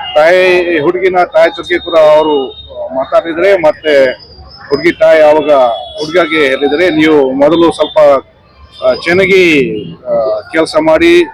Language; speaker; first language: Kannada; non-native, fluent; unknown